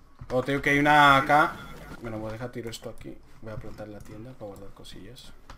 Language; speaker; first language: Spanish; native; Spanish